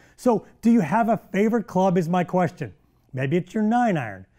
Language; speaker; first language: English; native; English